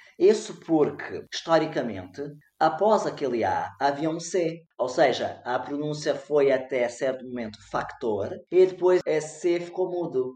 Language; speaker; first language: Portuguese; native; Portuguese